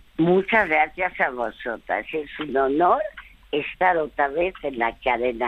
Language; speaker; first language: Spanish; early bilingual, other home language; French